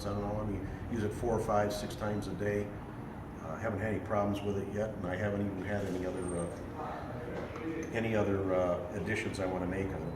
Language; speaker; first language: English; native; English